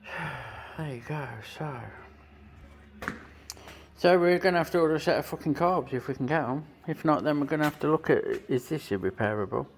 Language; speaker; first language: English; native; English